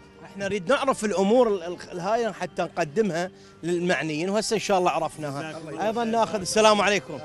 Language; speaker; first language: Arabic; native; Arabic